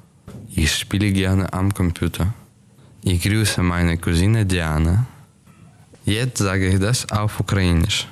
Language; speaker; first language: German; early bilingual, other home language; Ukrainian